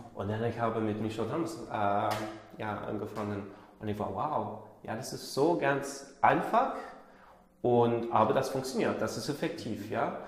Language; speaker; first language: German; non-native, learner; English